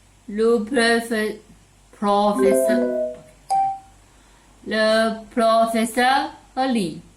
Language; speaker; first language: French; non-native, learner; Chinese